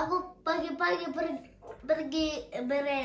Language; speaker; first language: Indonesian; early bilingual, heritage; Indonesian